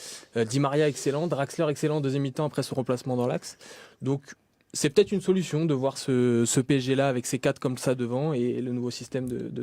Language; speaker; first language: French; native; French